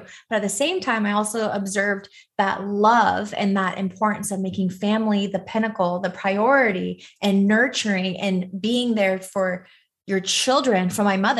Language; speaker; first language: English; native; English